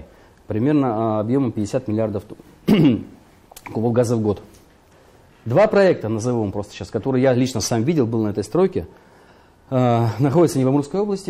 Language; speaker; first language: Russian; native; Russian